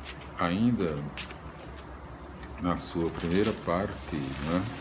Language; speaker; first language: Portuguese; native; Portuguese